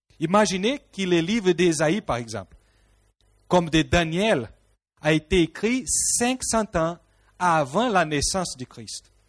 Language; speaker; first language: French; non-native, fluent; Portuguese